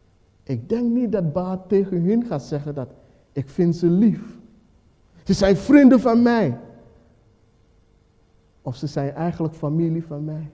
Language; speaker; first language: Dutch; non-native, fluent; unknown